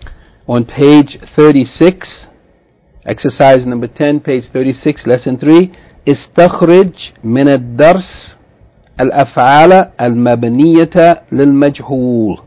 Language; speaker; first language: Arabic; non-native, fluent; English